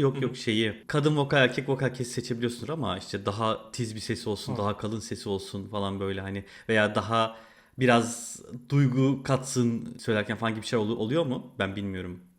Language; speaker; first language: Turkish; native; Turkish